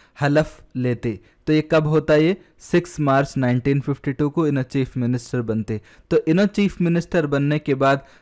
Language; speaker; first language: Hindi; non-native, local second language; Urdu